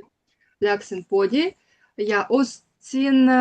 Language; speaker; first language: Estonian; non-native, learner; Russian